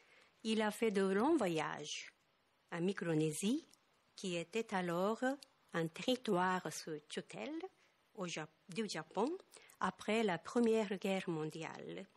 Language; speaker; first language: French; non-native, fluent; Japanese